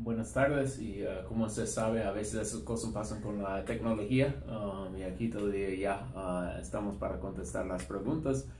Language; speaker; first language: Spanish; non-native, fluent; English